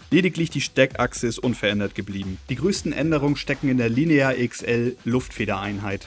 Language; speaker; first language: German; native; German